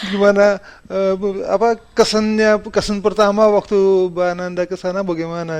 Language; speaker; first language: Indonesian; non-native, fluent; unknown